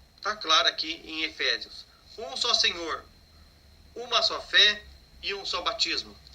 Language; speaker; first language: Portuguese; native; Portuguese